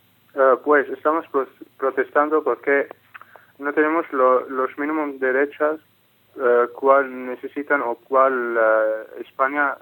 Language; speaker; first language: Spanish; non-native, learner; Arabic